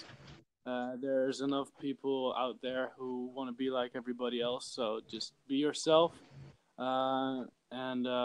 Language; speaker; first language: English; early bilingual, heritage; English